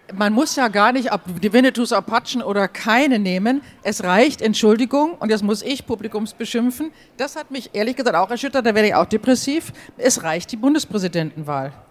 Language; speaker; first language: German; native; German